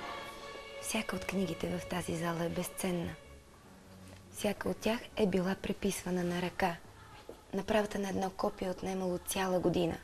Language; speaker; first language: Bulgarian; native; Bulgarian